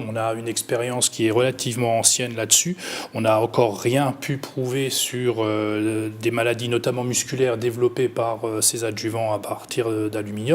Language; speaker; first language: French; native; French